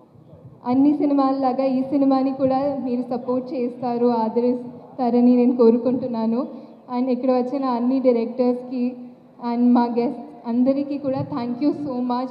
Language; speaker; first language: Telugu; non-native, fluent; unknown